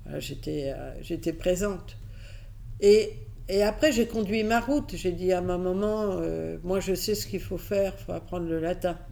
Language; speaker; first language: French; early bilingual, other home language; Catalan